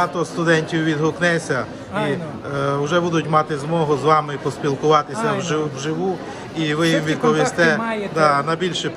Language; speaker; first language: Ukrainian; native; Ukrainian